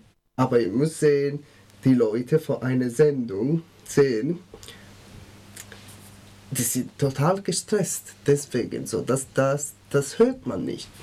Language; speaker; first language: German; non-native, fluent; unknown